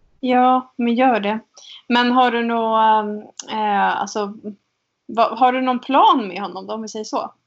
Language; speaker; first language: Swedish; native; Swedish